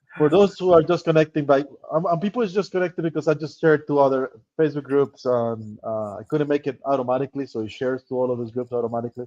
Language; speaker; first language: English; non-native, fluent; Spanish